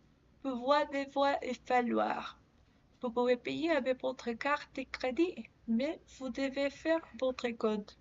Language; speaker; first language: French; non-native, learner; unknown